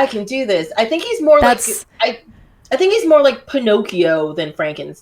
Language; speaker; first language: English; native; English